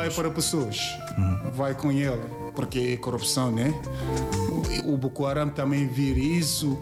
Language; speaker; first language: Portuguese; non-native, learner; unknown